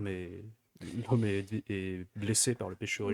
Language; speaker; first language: French; native; French